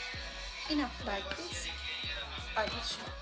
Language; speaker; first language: English; non-native, learner; Turkish